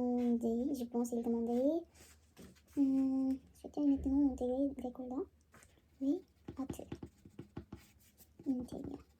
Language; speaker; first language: French; non-native, learner; Korean